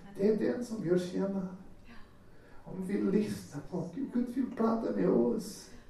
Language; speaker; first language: Swedish; non-native, fluent; Portuguese